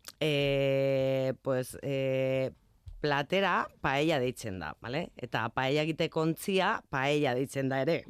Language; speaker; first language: Basque; non-native, local second language; Spanish